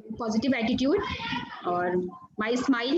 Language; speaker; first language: English; non-native, learner; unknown